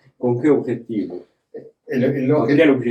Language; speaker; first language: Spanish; non-native, fluent; French